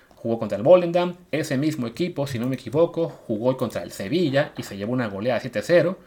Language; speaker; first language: Spanish; native; Spanish